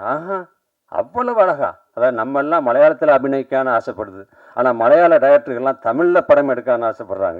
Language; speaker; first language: Tamil; native; Tamil